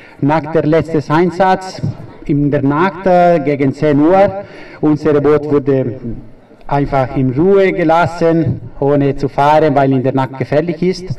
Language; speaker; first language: German; non-native, fluent; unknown